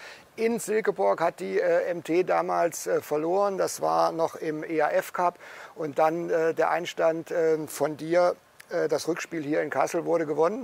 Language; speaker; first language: German; native; German